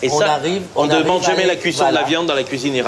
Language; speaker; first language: French; native; French